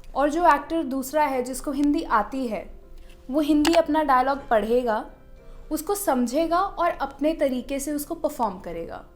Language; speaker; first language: Hindi; non-native, local second language; Punjabi